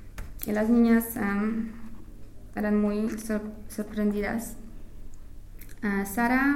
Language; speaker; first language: Spanish; non-native, fluent; English